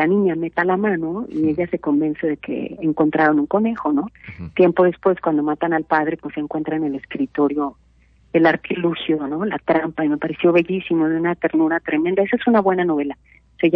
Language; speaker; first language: Spanish; native; Spanish